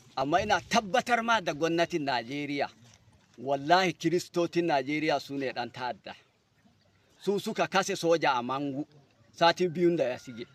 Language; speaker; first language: Hausa; non-native, local second language; Fula